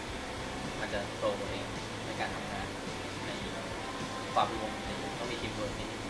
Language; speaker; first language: Thai; native; Thai